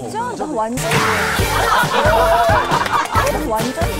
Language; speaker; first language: Korean; native; Korean